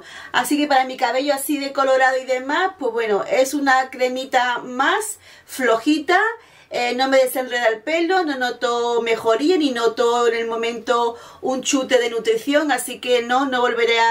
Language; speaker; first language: Spanish; native; Spanish